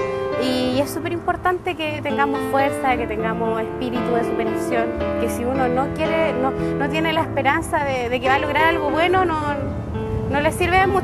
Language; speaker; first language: Spanish; native; Spanish